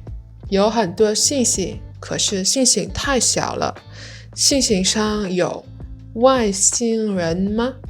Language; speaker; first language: Chinese; non-native, learner; Vietnamese